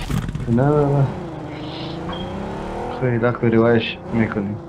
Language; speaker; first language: Persian; non-native, learner; Urdu